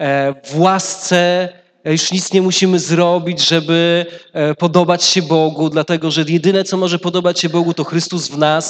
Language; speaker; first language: Polish; native; Polish